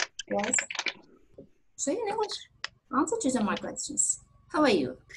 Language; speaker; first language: English; non-native, fluent; Kazakh